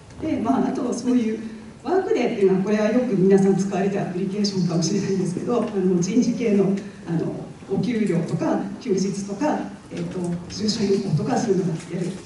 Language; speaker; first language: Japanese; native; Japanese